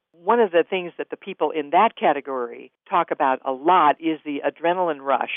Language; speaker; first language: English; native; English